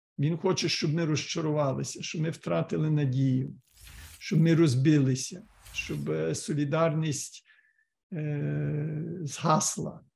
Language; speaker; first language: Ukrainian; early bilingual, heritage; Ukrainian